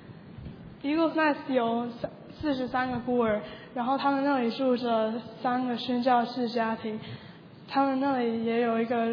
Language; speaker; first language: Chinese; early bilingual, heritage; Chinese